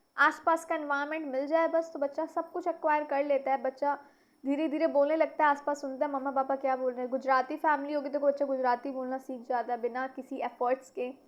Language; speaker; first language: Hindi; native; Hindi